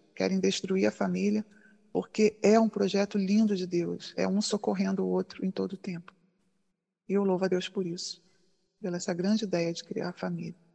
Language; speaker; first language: Portuguese; native; Portuguese